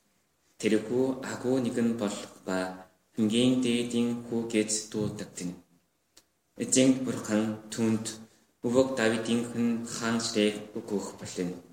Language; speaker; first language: Mongolian; non-native, learner; Korean